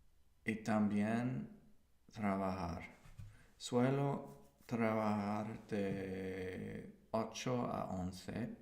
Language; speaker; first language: Spanish; non-native, learner; English